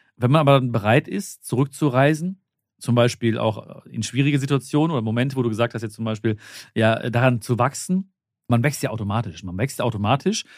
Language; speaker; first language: German; early bilingual, other home language; Malayalam